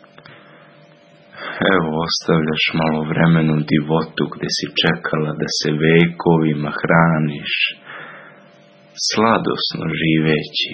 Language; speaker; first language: Serbian; native; Serbian